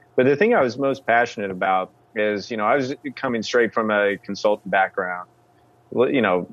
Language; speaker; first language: English; native; English